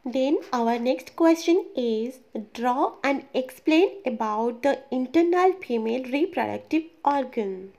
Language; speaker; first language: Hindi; non-native, local second language; Bangla